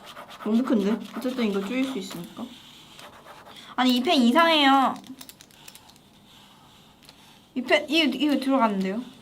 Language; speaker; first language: Korean; non-native, fluent; Chinese